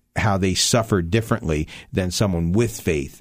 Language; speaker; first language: English; early bilingual, other home language; Armenian